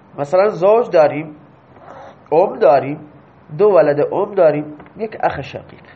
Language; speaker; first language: Persian; non-native, local second language; Baluchi